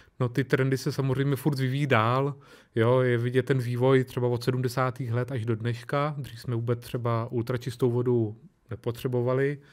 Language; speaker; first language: Czech; native; Czech